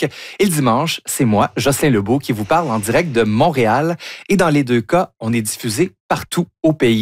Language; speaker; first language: French; native; French